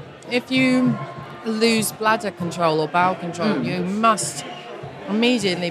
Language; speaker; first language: English; native; English